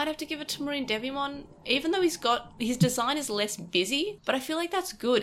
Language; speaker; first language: English; native; English